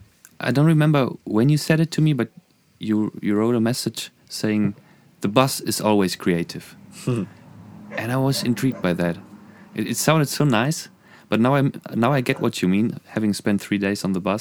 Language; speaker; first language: English; non-native, fluent; German